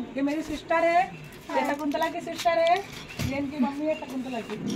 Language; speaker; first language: Hindi; non-native, local second language; Gujarati